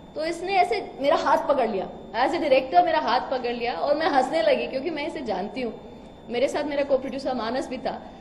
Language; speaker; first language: Hindi; native; Hindi